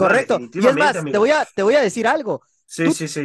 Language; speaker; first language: Spanish; native; Spanish